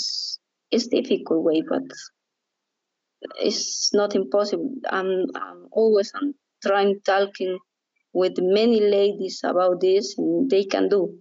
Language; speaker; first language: English; non-native, learner; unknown